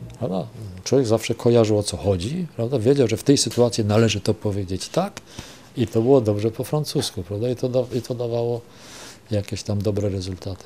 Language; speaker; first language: Polish; non-native, local second language; German